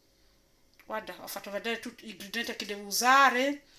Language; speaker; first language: Italian; non-native, learner; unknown